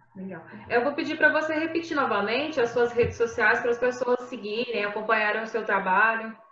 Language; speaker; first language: Portuguese; native; Portuguese